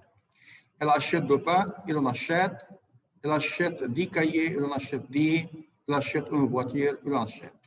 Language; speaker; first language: French; non-native, fluent; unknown